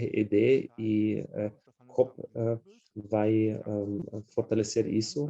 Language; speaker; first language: Portuguese; non-native, fluent; German